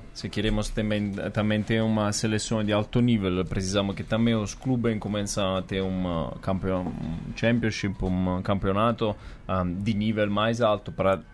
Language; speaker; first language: Portuguese; non-native, fluent; Italian